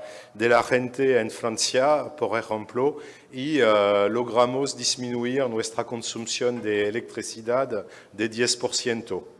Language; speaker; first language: Spanish; non-native, fluent; French